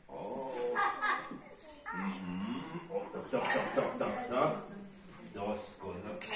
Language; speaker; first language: Polish; native; Polish